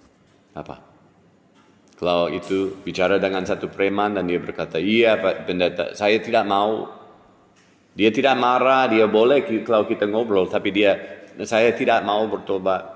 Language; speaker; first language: Indonesian; non-native, fluent; English